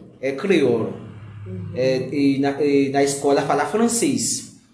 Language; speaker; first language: Portuguese; non-native, learner; Haitian Creole